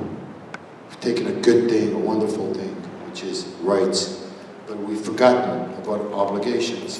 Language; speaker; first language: English; native; English